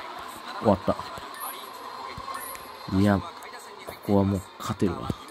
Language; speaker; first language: Japanese; native; Japanese